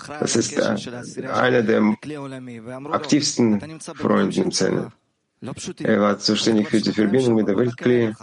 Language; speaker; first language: German; non-native, learner; Hebrew